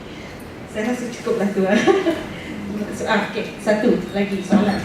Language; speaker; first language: Malay; native; Malay